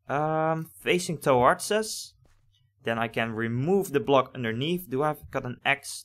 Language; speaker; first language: English; non-native, fluent; Dutch